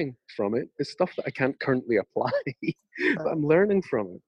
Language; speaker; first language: English; native; English